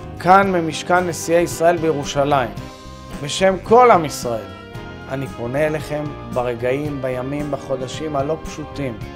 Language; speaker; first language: Hebrew; native; Hebrew